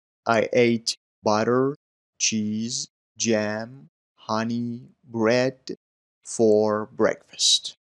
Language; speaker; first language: English; non-native, fluent; Persian